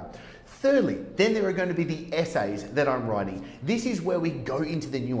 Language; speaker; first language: English; native; English